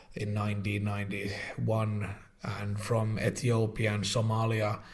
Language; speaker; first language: English; non-native, fluent; Finnish